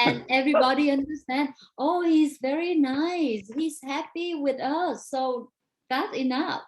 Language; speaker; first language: English; non-native, fluent; Vietnamese